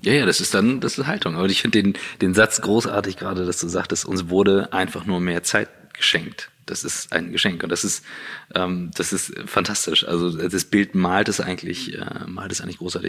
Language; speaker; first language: German; native; German